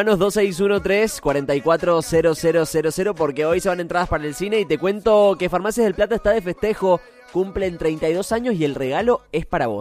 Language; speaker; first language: Spanish; native; Spanish